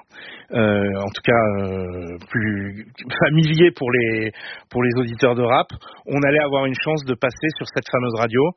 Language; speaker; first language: French; native; French